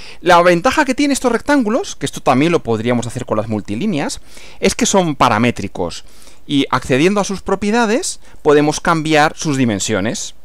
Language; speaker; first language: Spanish; native; Spanish